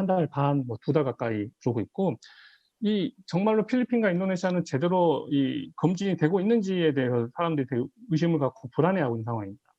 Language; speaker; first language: Korean; native; Korean